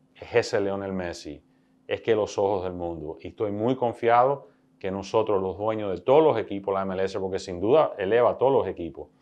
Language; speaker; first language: Spanish; early bilingual, heritage; Spanish